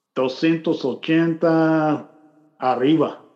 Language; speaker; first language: Spanish; non-native, learner; English